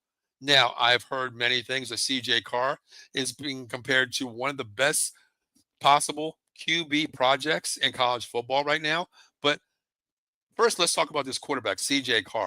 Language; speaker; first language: English; native; English